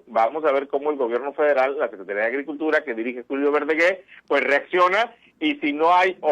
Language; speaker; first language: Spanish; native; Spanish